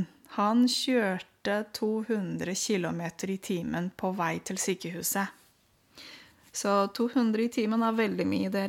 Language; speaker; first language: Norwegian; non-native, fluent; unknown